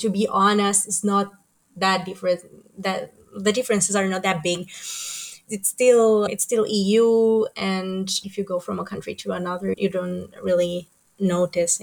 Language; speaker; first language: English; non-native, fluent; Romanian